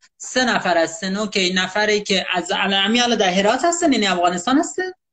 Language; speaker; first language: Persian; native; Persian